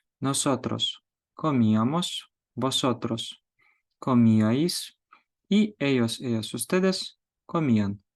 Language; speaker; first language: Spanish; non-native, fluent; Ukrainian